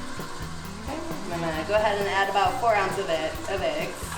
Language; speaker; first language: English; native; English